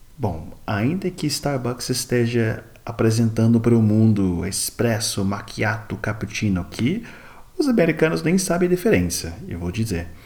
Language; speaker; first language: Portuguese; non-native, fluent; English